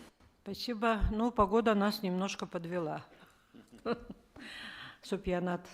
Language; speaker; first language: Russian; native; Russian